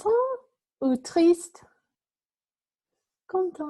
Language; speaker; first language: French; non-native, fluent; English